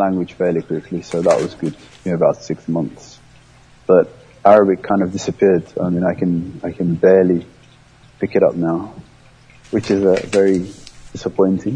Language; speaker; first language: English; early bilingual, other home language; Somali